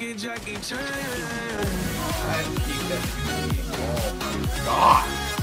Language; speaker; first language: English; native; English